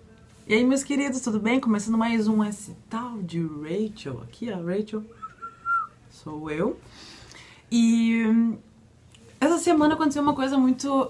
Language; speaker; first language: Portuguese; native; Portuguese